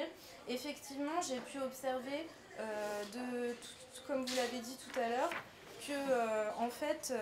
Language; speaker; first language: French; native; French